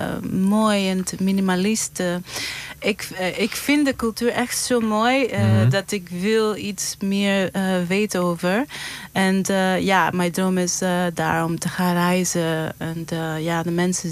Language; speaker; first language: Dutch; non-native, fluent; Turkish